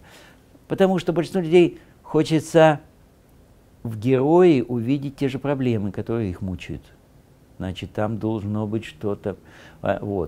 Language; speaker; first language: Russian; native; Russian